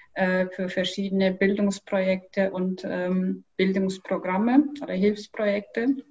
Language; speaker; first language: German; non-native, fluent; Kyrgyz